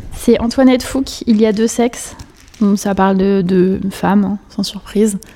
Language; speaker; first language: French; native; French